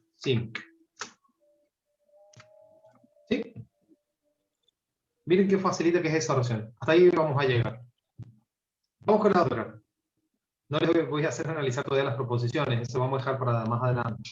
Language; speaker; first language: Spanish; native; Spanish